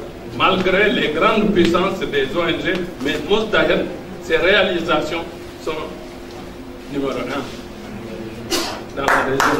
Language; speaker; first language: French; non-native, local second language; Fula